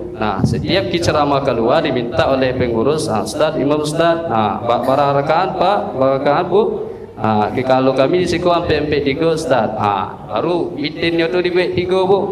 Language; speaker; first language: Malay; non-native, local second language; Minangkabau